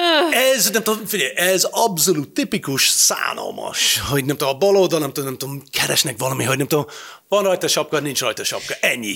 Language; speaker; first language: Hungarian; non-native, fluent; English